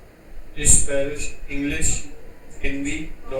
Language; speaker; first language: German; non-native, learner; Hindi